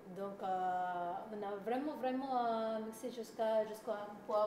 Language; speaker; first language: French; non-native, learner; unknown